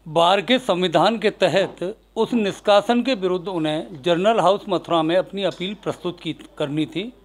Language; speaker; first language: Hindi; native; Hindi